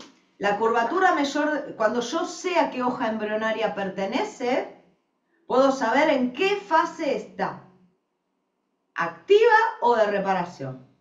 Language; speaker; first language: Spanish; native; Spanish